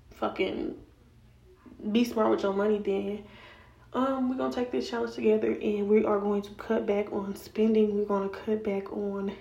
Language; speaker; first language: English; native; English